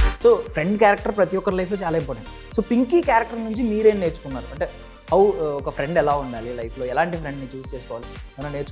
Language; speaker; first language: Telugu; native; Telugu